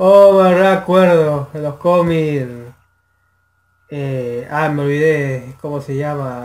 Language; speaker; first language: Spanish; native; Spanish